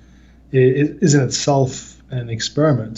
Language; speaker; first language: English; native; English